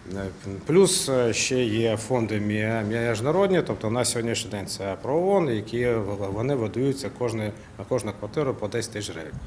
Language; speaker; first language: Ukrainian; non-native, local second language; Russian